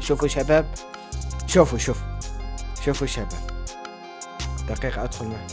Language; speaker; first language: Arabic; native; Arabic